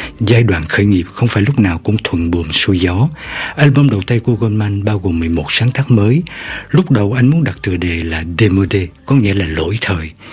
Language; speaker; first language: Vietnamese; native; Vietnamese